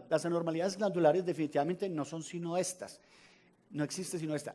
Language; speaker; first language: Spanish; native; Spanish